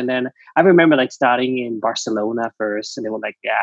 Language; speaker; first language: English; non-native, fluent; Vietnamese